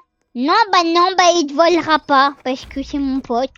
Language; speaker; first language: French; native; French